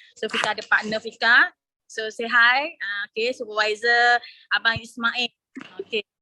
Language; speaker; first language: Malay; native; Malay